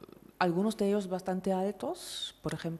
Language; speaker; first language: Spanish; non-native, fluent; German